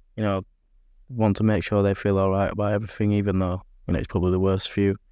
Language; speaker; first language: English; native; English